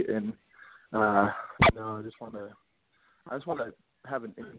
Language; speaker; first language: English; native; English